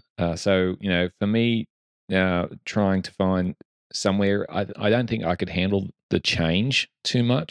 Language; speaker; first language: English; native; English